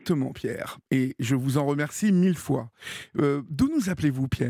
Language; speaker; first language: French; native; French